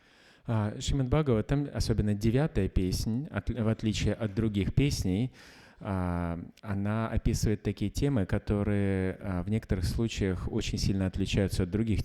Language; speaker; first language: Russian; native; Russian